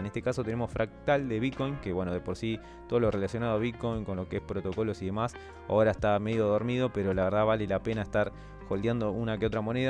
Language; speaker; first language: Spanish; native; Spanish